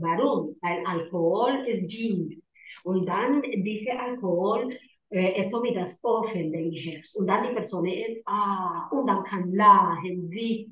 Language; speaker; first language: German; non-native, learner; Spanish